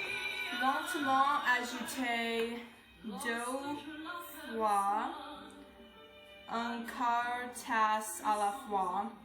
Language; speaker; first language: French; non-native, learner; English